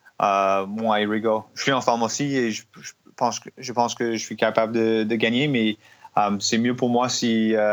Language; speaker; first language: French; non-native, learner; English